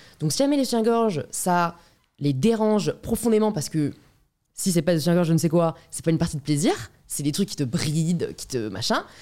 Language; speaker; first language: French; native; French